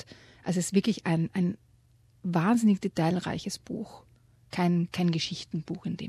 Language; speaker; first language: German; native; German